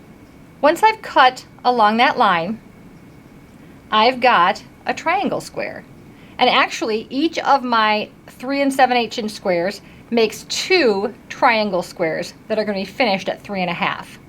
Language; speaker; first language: English; native; English